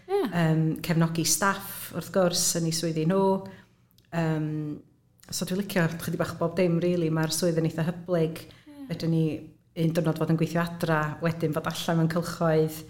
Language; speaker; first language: Welsh; native; Welsh